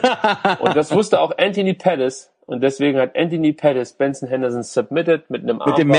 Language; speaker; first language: German; native; German